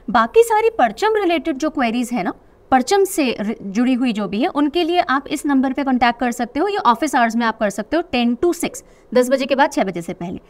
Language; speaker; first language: Hindi; native; Hindi